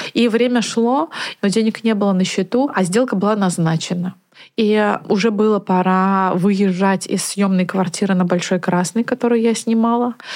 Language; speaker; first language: Russian; native; Russian